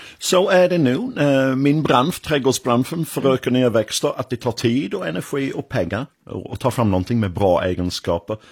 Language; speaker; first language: Swedish; non-native, fluent; English